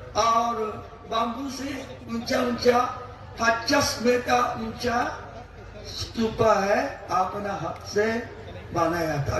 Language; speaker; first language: Hindi; non-native, learner; Japanese